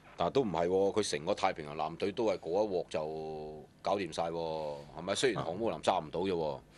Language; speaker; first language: Cantonese; early bilingual, other home language; Wu Chinese